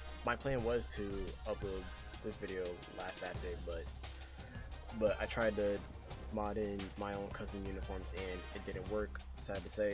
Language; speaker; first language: English; native; English